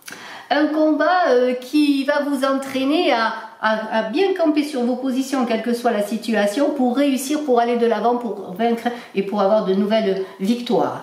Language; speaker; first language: French; native; French